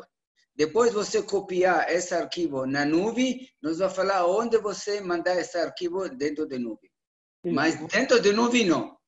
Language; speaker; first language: Portuguese; non-native, learner; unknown